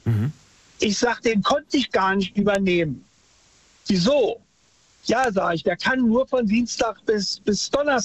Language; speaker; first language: German; native; German